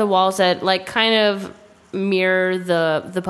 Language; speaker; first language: English; native; English